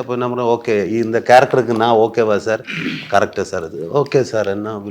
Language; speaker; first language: Tamil; non-native, learner; Malayalam